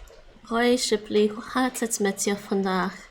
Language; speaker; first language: Dutch; non-native, fluent; English